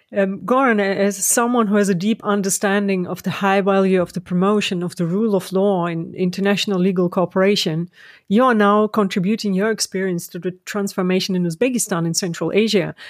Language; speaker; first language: English; non-native, fluent; Ukrainian